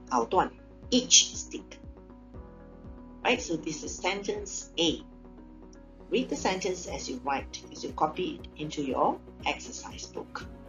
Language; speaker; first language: English; non-native, local second language; Chinese